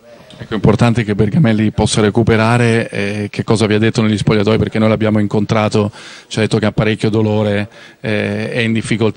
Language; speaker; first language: Italian; native; Italian